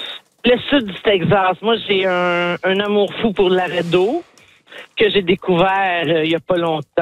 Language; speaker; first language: French; native; French